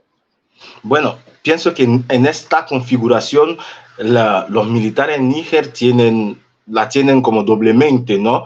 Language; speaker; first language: Spanish; non-native, fluent; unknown